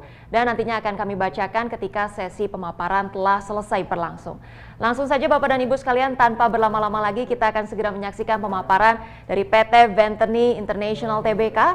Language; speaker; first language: Indonesian; native; Indonesian